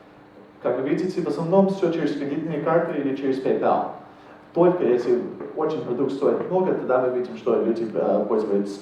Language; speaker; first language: Russian; non-native, fluent; English